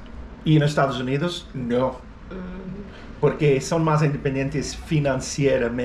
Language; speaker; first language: Spanish; non-native, learner; English